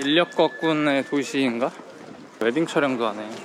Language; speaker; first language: Korean; native; Korean